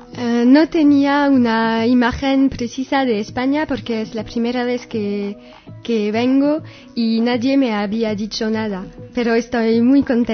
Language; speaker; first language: Spanish; non-native, learner; French